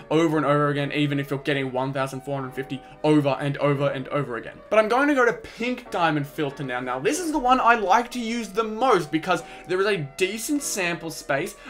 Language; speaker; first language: English; native; English